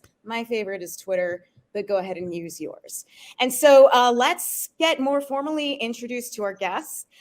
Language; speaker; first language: English; native; English